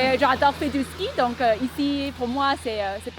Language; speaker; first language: French; non-native, learner; Chinese